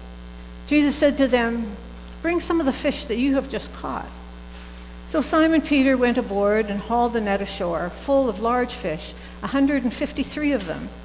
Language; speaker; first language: English; native; English